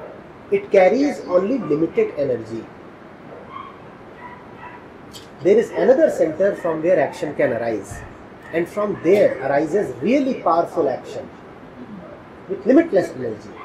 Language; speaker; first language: English; non-native, local second language; Hindi